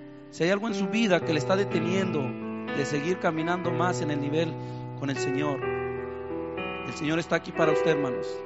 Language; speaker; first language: Spanish; native; Spanish